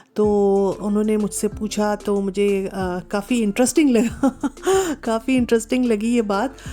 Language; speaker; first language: Urdu; native; Urdu